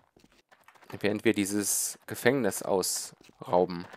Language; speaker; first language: German; native; German